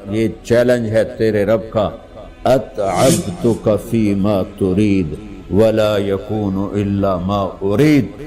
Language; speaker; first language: Urdu; non-native, local second language; Punjabi